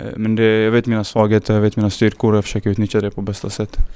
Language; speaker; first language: Swedish; early bilingual, other home language; Serbian